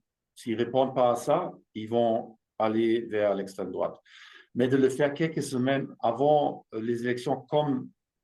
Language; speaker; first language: French; non-native, fluent; German